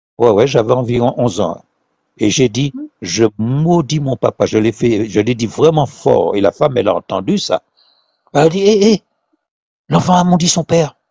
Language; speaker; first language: French; non-native, local second language; Haitian Creole